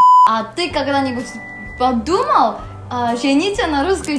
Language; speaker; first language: Russian; non-native, learner; Korean